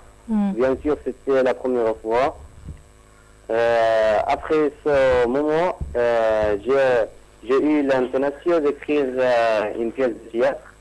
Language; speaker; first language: French; non-native, learner; Arabic